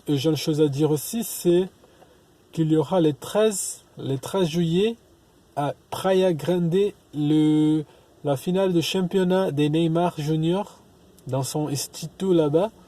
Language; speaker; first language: French; non-native, learner; Portuguese